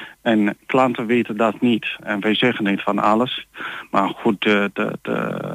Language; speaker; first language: Dutch; non-native, learner; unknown